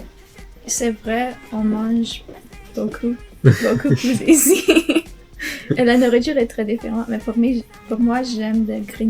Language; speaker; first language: French; non-native, learner; English